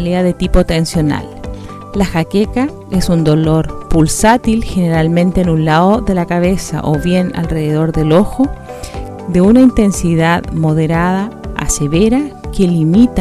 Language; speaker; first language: Spanish; native; Spanish